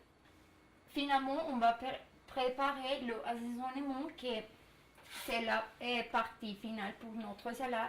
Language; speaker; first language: French; non-native, learner; Spanish